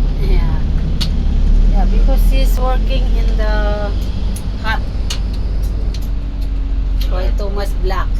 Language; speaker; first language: English; non-native, local second language; Filipino